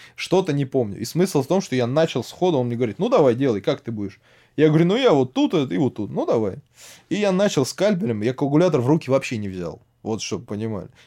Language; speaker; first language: Russian; native; Russian